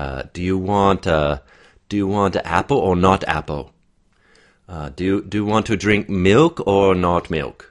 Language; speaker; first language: English; native; English